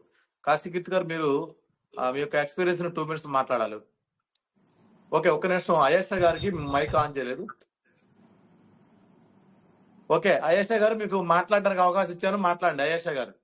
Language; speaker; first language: Telugu; native; Telugu